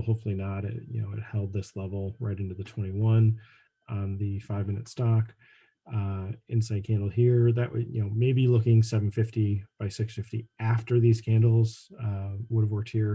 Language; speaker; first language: English; native; English